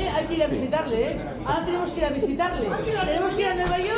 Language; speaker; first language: Spanish; native; Spanish